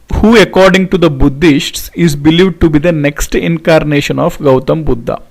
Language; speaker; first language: English; non-native, local second language; Telugu